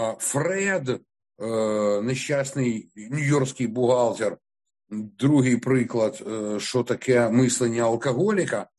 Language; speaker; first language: Ukrainian; non-native, local second language; Russian